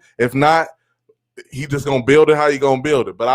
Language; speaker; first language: English; native; English